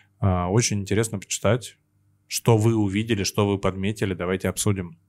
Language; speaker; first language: Russian; native; Russian